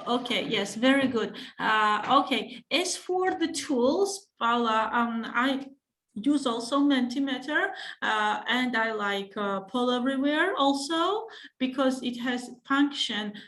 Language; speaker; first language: English; non-native, fluent; Georgian